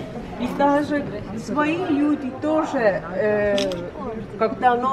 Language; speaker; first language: Russian; non-native, local second language; Estonian